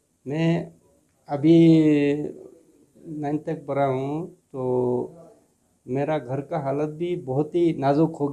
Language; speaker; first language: Hindi; non-native, local second language; Bangla